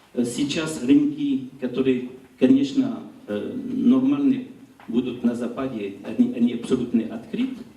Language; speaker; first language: Russian; non-native, learner; French